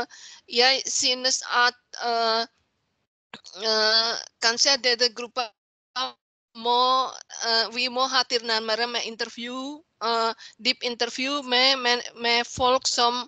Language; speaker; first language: Norwegian; non-native, learner; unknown